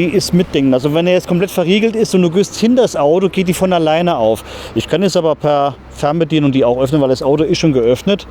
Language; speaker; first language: German; native; German